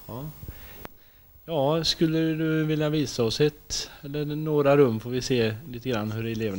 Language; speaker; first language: Swedish; native; Swedish